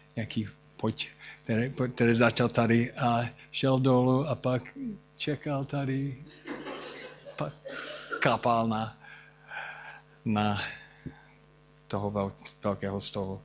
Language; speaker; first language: Czech; non-native, fluent; English